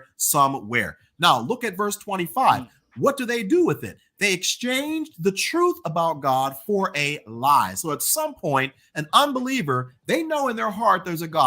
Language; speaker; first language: English; native; English